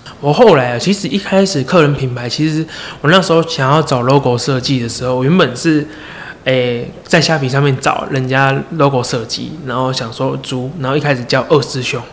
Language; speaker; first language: Chinese; native; Chinese